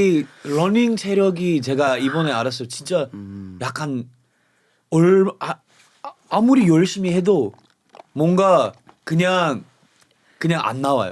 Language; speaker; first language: Korean; non-native, fluent; English